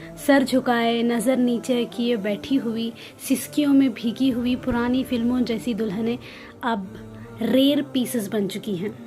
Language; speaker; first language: Urdu; native; Urdu